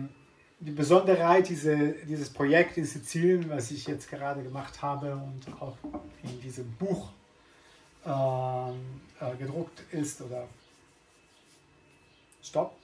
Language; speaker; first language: German; non-native, fluent; Italian